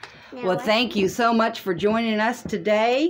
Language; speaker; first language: English; native; English